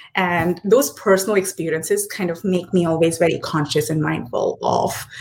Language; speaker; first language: English; non-native, local second language; Hindi